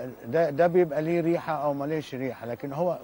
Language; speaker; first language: Arabic; native; Arabic